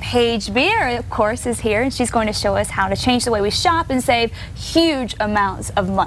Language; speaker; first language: English; native; English